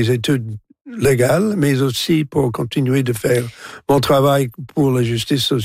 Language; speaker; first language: French; non-native, local second language; English